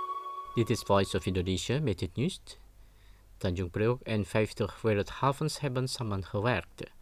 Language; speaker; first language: Dutch; non-native, fluent; Indonesian